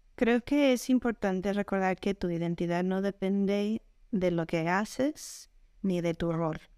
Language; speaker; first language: Spanish; non-native, fluent; English